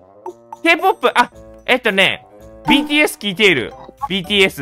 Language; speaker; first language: Japanese; native; Japanese